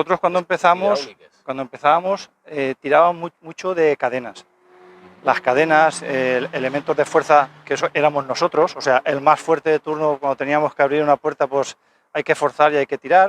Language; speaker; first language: Spanish; native; Spanish